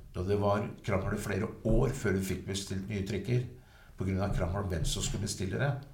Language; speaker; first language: Norwegian; native; Norwegian